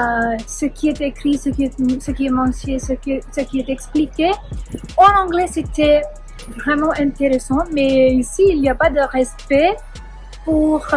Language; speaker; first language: French; non-native, learner; Punjabi